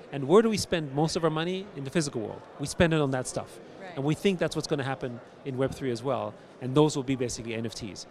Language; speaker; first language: English; early bilingual, other home language; German